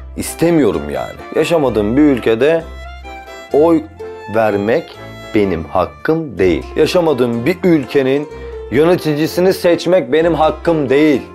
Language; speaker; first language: Turkish; native; Turkish